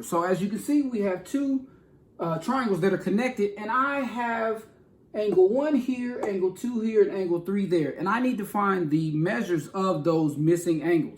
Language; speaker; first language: English; native; English